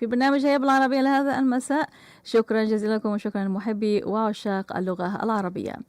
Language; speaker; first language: Arabic; non-native, fluent; Malay